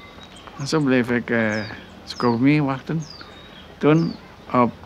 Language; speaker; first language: Dutch; non-native, local second language; Minangkabau